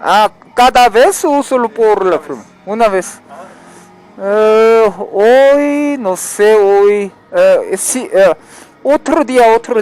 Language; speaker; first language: Spanish; non-native, learner; Korean